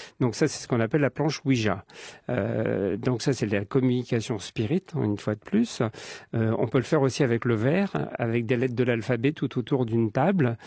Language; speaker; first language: French; native; French